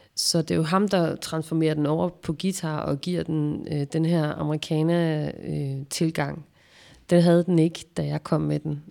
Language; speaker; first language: Danish; native; Danish